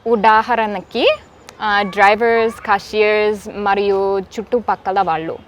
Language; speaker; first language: Telugu; non-native, learner; English